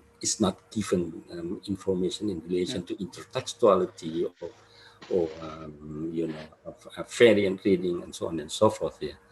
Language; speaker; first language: English; non-native, fluent; Indonesian